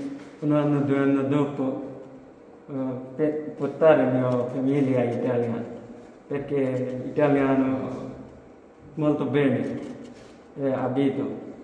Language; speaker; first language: Italian; non-native, learner; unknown